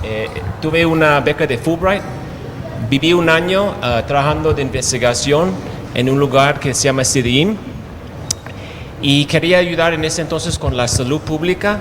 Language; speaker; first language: Spanish; non-native, fluent; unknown